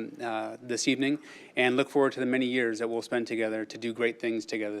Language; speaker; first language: English; native; English